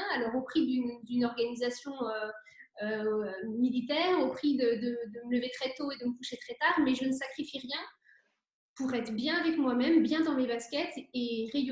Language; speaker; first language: French; native; French